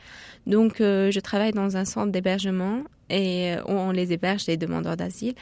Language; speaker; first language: French; non-native, fluent; Arabic